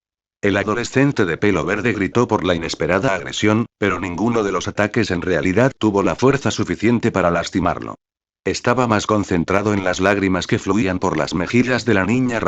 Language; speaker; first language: Spanish; native; Spanish